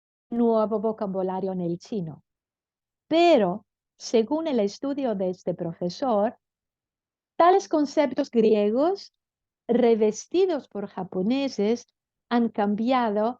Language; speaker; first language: Spanish; non-native, fluent; Greek